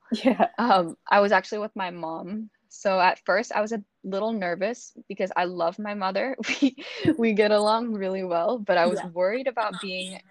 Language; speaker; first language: English; native; English